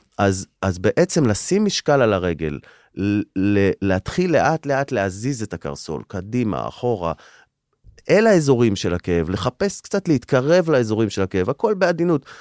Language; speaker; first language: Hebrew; native; Hebrew